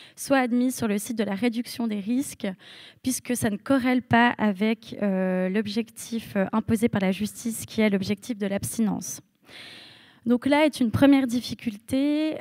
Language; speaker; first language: French; native; French